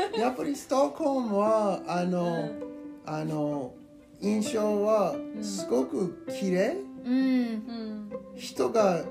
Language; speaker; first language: Japanese; non-native, learner; English